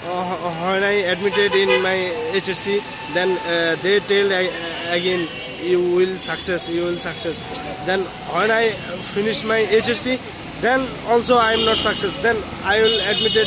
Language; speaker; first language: English; non-native, learner; Bangla